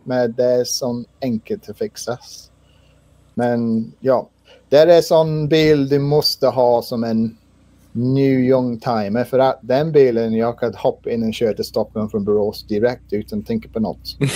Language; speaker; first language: Swedish; non-native, fluent; English